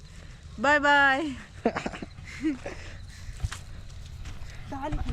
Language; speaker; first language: Arabic; non-native, learner; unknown